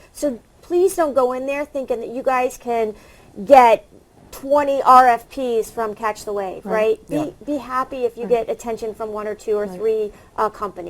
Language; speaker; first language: English; native; English